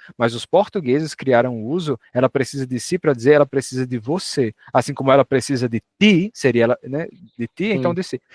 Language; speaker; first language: Portuguese; native; Portuguese